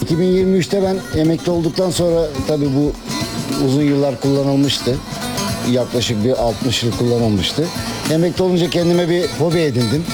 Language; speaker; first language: Turkish; native; Turkish